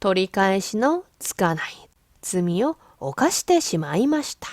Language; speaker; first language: Japanese; non-native, fluent; Korean